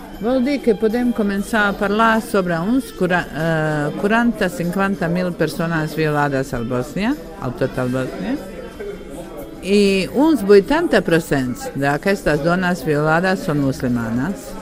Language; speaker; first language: Catalan; non-native, learner; Bosnian